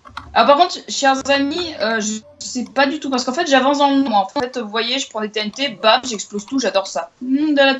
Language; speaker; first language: French; native; French